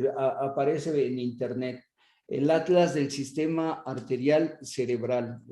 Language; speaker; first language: Spanish; native; Spanish